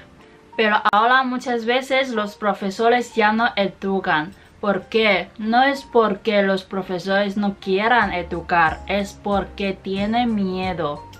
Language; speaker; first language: Spanish; non-native, fluent; Chinese